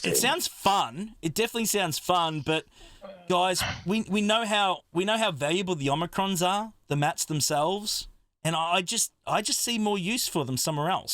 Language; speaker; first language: English; native; English